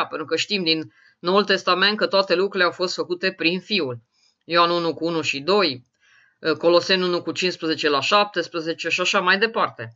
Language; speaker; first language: Romanian; native; Romanian